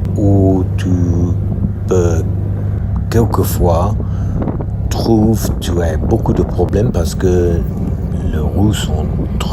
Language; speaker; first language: French; non-native, learner; English